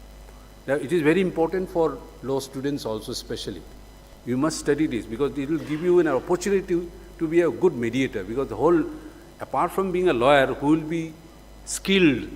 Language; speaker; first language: English; non-native, local second language; Manipuri